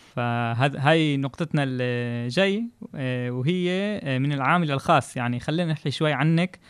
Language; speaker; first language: Arabic; non-native, fluent; Hebrew